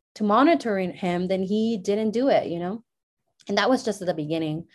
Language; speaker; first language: English; early bilingual, other home language; Spanish